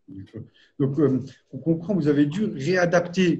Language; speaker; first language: French; native; French